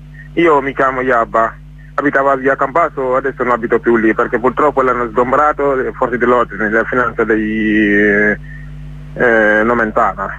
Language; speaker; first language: Italian; non-native, fluent; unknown